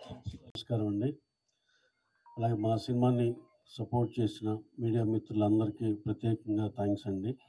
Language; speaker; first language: Telugu; native; Telugu